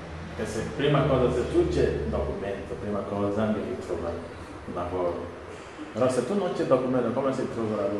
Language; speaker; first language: Italian; non-native, learner; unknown